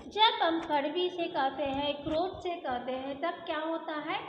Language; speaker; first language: Hindi; non-native, local second language; Kannada